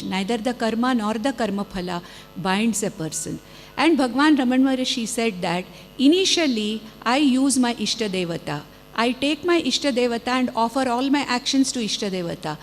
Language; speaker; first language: English; non-native, local second language; Konkani